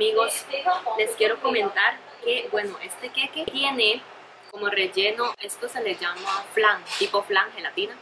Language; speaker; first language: Spanish; early bilingual, other home language; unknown